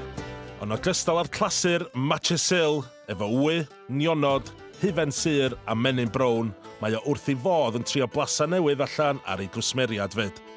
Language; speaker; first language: Welsh; native; Welsh